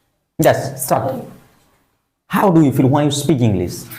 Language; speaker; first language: English; non-native, fluent; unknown